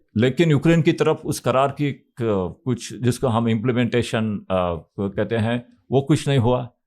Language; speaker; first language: Hindi; non-native, local second language; Marathi